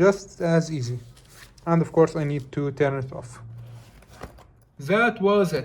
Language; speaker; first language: English; non-native, fluent; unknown